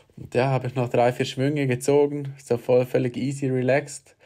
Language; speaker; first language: German; native; German